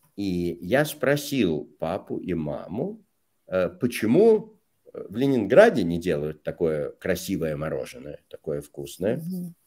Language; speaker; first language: Russian; native; Russian